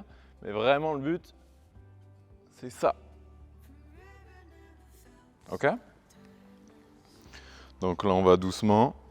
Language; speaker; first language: French; native; French